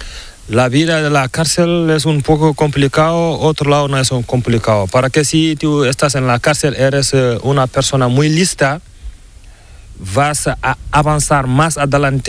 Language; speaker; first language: Spanish; non-native, learner; Fula